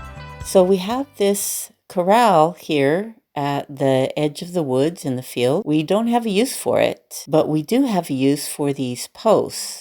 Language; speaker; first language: English; native; English